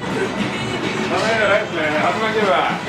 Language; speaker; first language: Japanese; native; Japanese